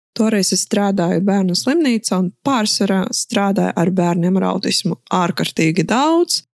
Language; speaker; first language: Latvian; non-native, local second language; Russian